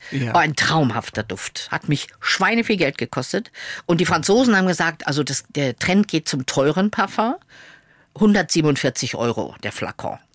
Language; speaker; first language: German; native; German